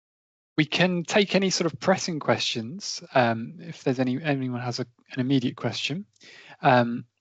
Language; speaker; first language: English; native; English